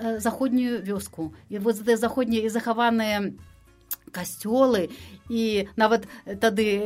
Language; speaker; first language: Belarusian; non-native, local second language; Russian